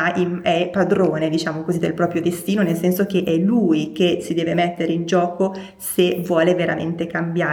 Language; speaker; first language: Italian; native; Italian